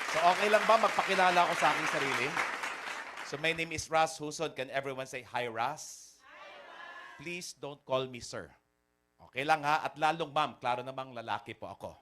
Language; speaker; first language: Filipino; non-native, local second language; Cebuano